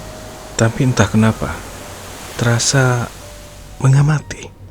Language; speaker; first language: Indonesian; native; Indonesian